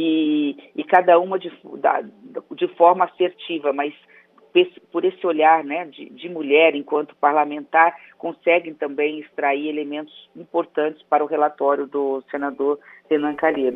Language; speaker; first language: Portuguese; native; Portuguese